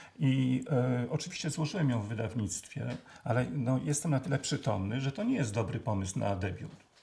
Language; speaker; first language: Polish; native; Polish